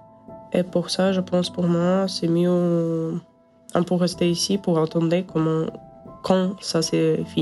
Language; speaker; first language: French; non-native, learner; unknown